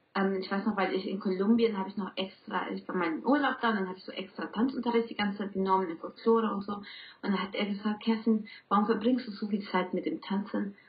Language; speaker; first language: German; non-native, fluent; Spanish